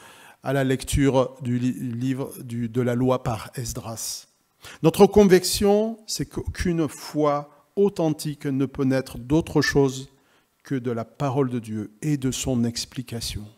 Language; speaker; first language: French; native; French